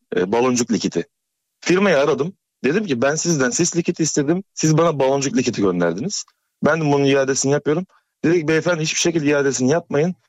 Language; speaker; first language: Turkish; native; Turkish